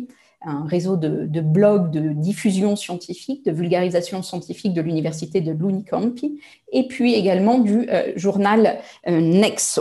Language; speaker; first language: French; native; French